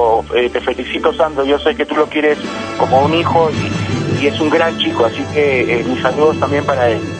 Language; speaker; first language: Spanish; non-native, learner; English